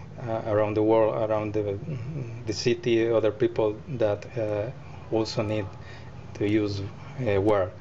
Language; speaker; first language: English; non-native, learner; Spanish